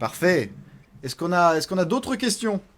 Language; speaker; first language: French; native; French